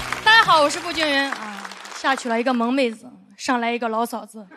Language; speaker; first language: Chinese; native; Chinese